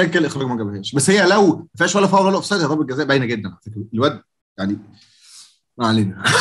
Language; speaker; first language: Arabic; native; Arabic